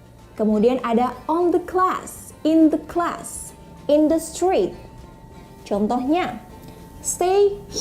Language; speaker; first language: English; non-native, learner; Indonesian